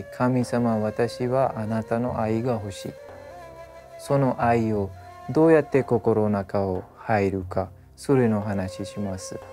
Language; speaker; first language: Japanese; non-native, learner; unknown